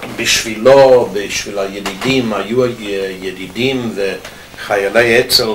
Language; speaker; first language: Hebrew; non-native, fluent; English